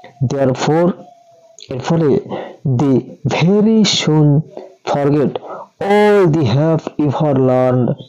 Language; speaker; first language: English; non-native, local second language; Bangla